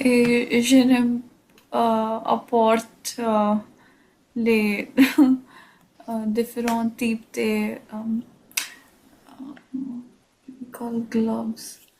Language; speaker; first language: French; non-native, learner; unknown